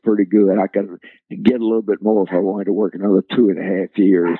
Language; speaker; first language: English; native; English